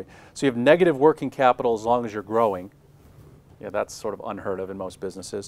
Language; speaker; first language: English; native; English